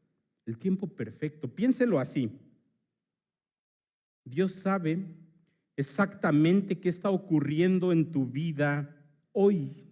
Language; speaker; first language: Spanish; native; Spanish